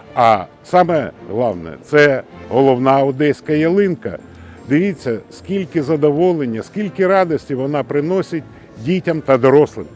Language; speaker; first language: Ukrainian; native; Ukrainian